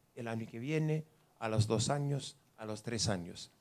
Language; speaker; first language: Spanish; non-native, fluent; English